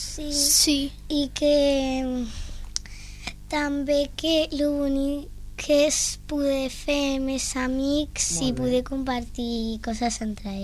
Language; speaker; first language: Catalan; non-native, local second language; Spanish